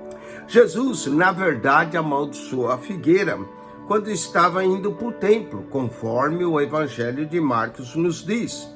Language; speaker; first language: Portuguese; native; Portuguese